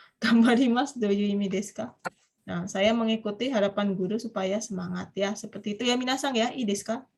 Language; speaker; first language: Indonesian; native; Indonesian